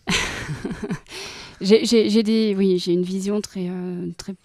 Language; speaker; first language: French; native; French